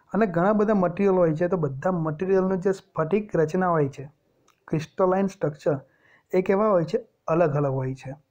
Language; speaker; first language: Hindi; non-native, local second language; Gujarati